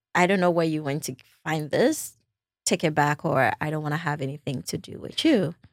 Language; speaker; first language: English; non-native, local second language; Ewe